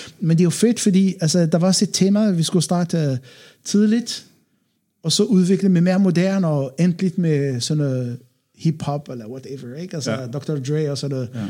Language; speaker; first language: Danish; non-native, fluent; Arabic